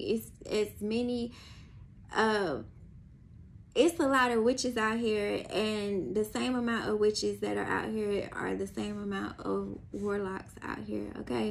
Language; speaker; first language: English; native; English